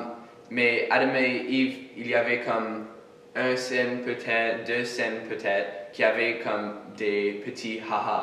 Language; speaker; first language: French; non-native, local second language; English